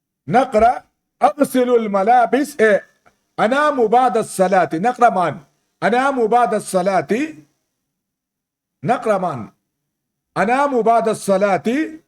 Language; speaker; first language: Arabic; non-native, fluent; Urdu